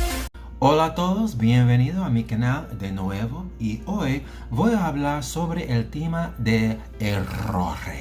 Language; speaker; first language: Spanish; non-native, learner; English